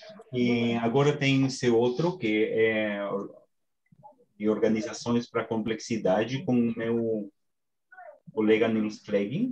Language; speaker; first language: Portuguese; non-native, fluent; Spanish